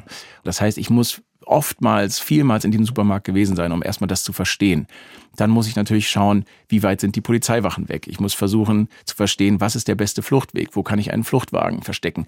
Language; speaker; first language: German; native; German